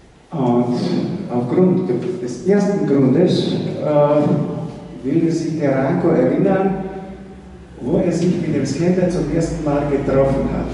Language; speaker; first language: German; non-native, fluent; Slovenian